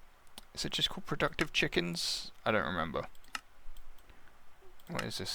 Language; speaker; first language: English; native; English